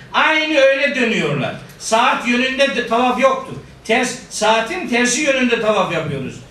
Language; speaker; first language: Turkish; native; Turkish